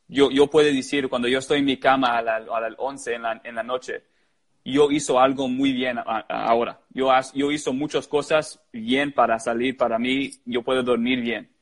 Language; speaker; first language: Spanish; early bilingual, heritage; English